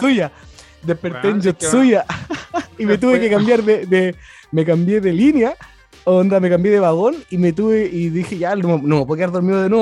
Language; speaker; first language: Spanish; native; Spanish